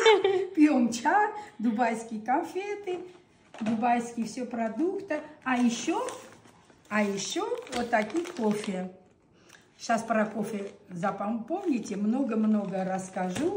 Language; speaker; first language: Russian; non-native, local second language; Armenian